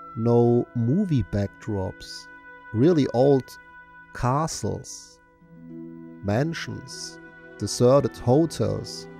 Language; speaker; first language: English; non-native, fluent; German